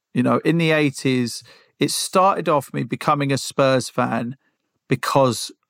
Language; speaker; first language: English; native; English